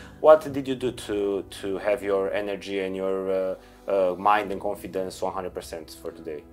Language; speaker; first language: English; non-native, fluent; Romanian